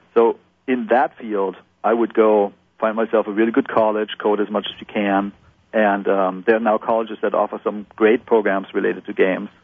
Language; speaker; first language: English; non-native, fluent; German